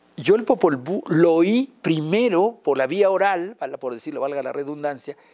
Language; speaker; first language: Spanish; non-native, local second language; Yucateco